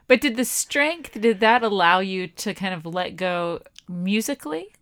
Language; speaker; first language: English; native; English